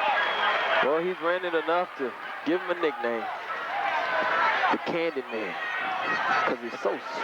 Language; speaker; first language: English; native; English